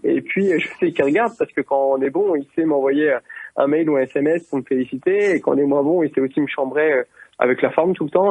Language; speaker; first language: French; native; French